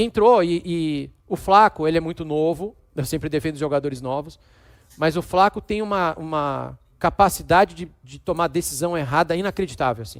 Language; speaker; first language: Portuguese; native; Portuguese